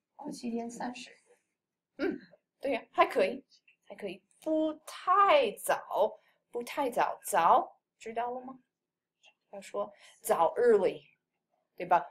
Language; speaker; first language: Chinese; non-native, fluent; English